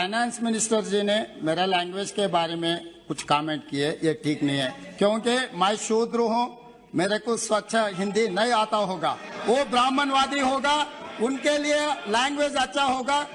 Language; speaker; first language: Hindi; non-native, local second language; Telugu